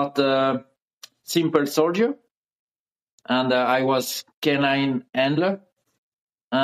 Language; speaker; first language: English; non-native, learner; French